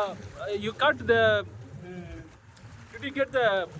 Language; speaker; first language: English; non-native, local second language; Tamil